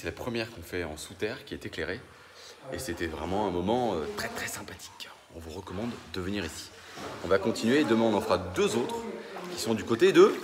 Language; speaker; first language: French; native; French